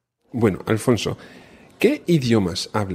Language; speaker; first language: Spanish; non-native, fluent; English